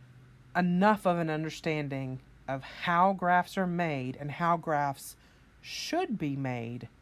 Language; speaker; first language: English; native; English